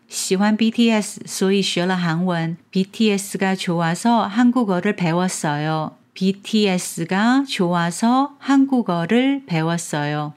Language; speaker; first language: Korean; non-native, fluent; Chinese